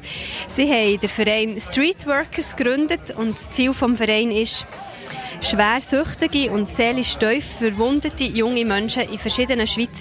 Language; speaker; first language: German; native; German